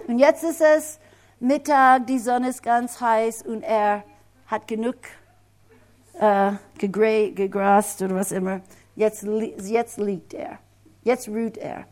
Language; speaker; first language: German; non-native, fluent; English